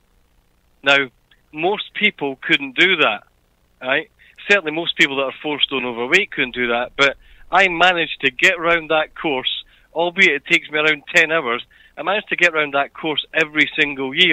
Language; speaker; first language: English; native; English